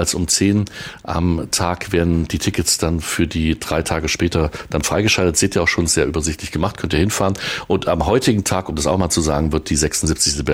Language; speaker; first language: German; native; German